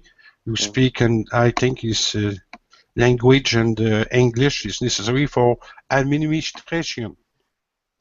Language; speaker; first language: English; non-native, learner; French